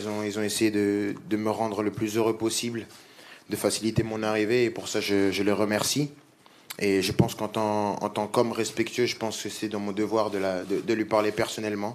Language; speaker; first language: French; native; French